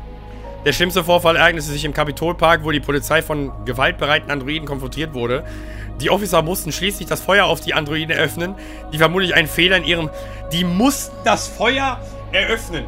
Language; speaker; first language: German; native; German